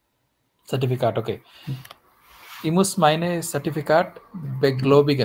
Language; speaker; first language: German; non-native, learner; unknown